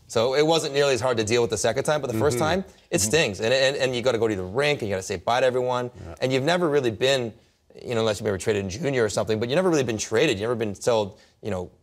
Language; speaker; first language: English; native; English